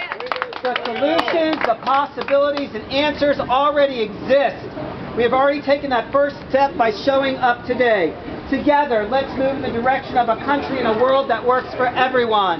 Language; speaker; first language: English; native; English